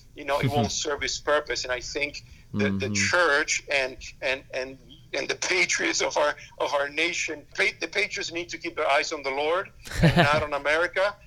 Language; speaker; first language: English; early bilingual, other home language; Spanish